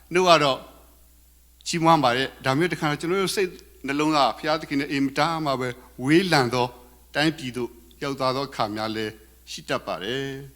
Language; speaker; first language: Burmese; non-native, local second language; Karen languages